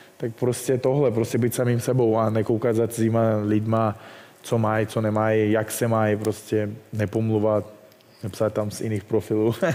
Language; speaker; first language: Czech; non-native, fluent; Russian